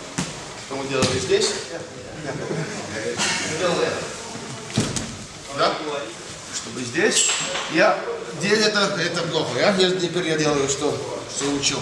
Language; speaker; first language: Russian; non-native, learner; Estonian